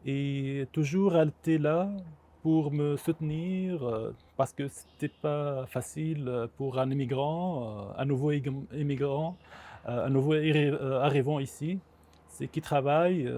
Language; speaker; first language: French; non-native, local second language; Arabic